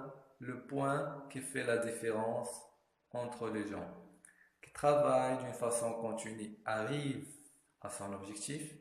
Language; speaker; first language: French; non-native, fluent; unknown